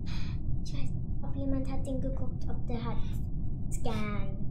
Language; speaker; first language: German; non-native, learner; English